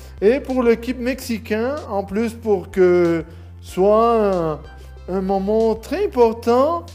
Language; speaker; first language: French; non-native, learner; Spanish